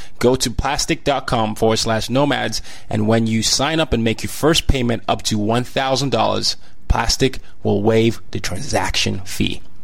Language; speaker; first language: English; non-native, local second language; Yoruba